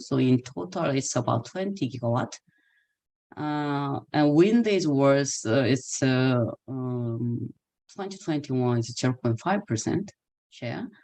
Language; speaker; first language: English; non-native, fluent; Korean